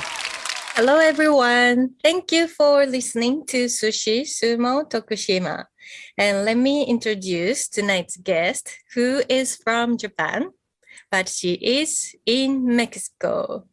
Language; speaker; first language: English; non-native, fluent; Japanese